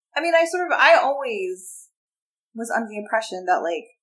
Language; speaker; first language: English; native; English